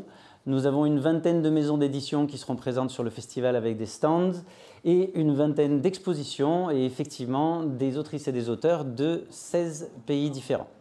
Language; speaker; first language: French; native; French